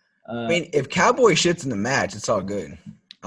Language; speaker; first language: English; native; English